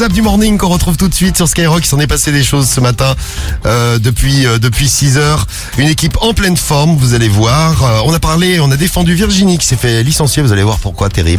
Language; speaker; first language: French; native; French